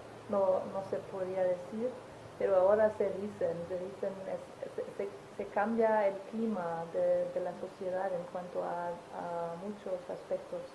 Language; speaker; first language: Spanish; non-native, fluent; German